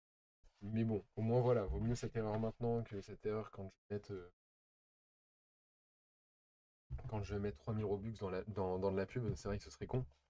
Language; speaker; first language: French; native; French